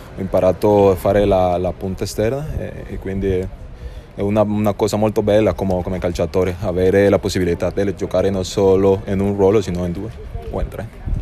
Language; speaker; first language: Italian; non-native, learner; Spanish